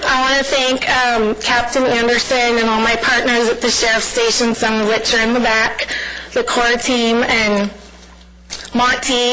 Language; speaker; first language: English; early bilingual, other home language; Spanish